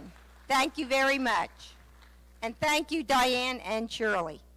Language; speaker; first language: English; native; English